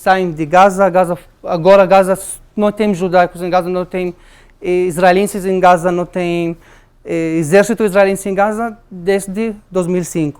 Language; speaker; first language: Portuguese; non-native, learner; Arabic